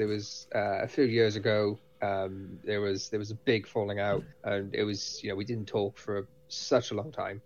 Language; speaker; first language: English; native; English